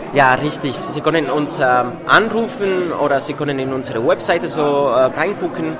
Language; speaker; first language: German; non-native, fluent; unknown